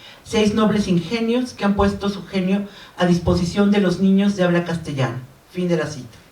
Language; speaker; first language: Spanish; native; Spanish